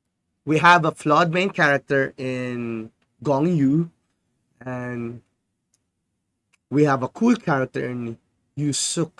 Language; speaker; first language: English; non-native, fluent; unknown